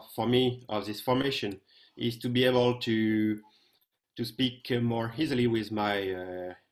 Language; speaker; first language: English; non-native, learner; French